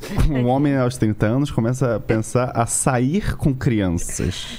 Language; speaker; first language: Portuguese; native; Portuguese